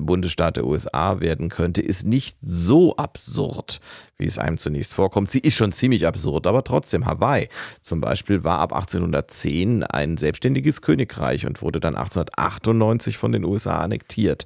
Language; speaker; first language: German; native; German